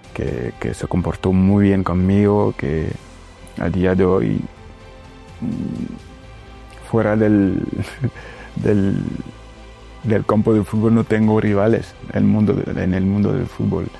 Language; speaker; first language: Spanish; non-native, fluent; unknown